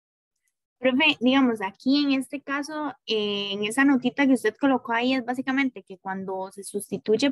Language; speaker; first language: Spanish; native; Spanish